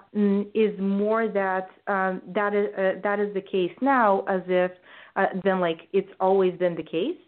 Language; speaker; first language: English; non-native, fluent; Bulgarian